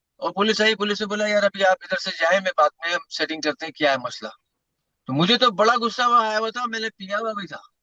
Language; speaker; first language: Urdu; native; Urdu